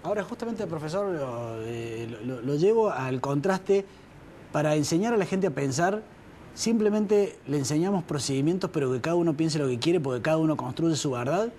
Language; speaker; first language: Spanish; native; Spanish